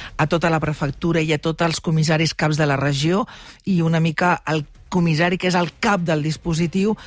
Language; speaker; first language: Catalan; non-native, local second language; Spanish